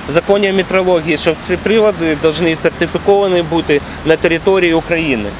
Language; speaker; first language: Ukrainian; non-native, local second language; Russian